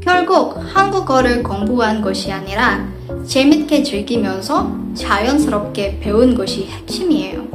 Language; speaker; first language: Korean; non-native, fluent; Indonesian